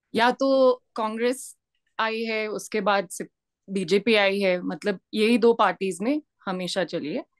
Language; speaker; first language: Hindi; native; Hindi